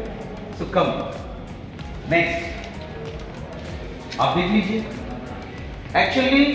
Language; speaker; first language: Hindi; native; Hindi